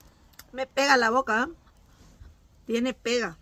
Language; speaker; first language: Spanish; native; Spanish